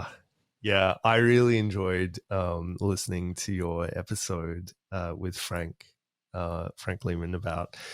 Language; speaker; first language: English; native; English